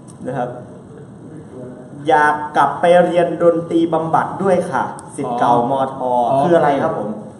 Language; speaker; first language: Thai; native; Thai